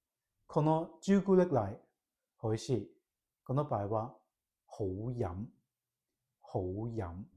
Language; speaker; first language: Japanese; non-native, fluent; Cantonese